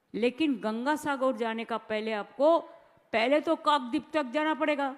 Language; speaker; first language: Hindi; non-native, local second language; Bangla